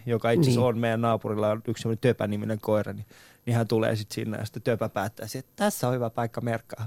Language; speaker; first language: Finnish; early bilingual, other home language; Persian